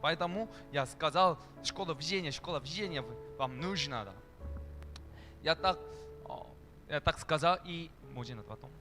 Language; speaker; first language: Russian; non-native, learner; Korean